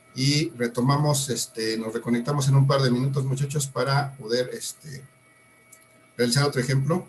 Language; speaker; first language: Spanish; native; Spanish